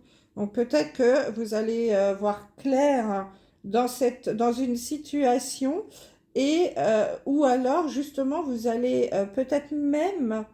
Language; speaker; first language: French; native; French